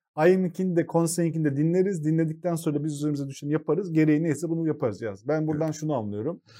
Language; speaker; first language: Turkish; native; Turkish